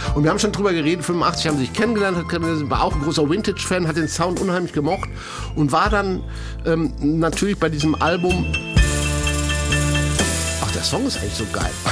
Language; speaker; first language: German; native; German